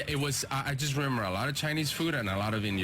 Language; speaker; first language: English; early bilingual, other home language; Spanish